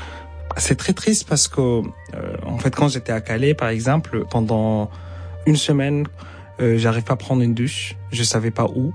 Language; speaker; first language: French; non-native, fluent; Arabic